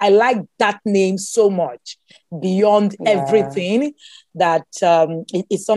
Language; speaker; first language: English; non-native, local second language; Igbo